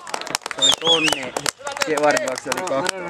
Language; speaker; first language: Finnish; native; Finnish